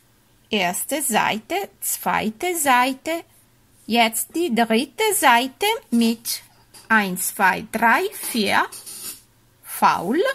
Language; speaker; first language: German; non-native, fluent; Italian